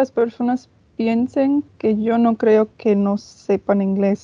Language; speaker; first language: Spanish; non-native, fluent; English